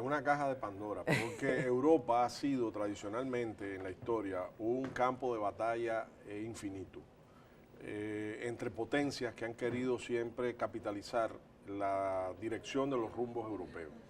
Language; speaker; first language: Spanish; native; Spanish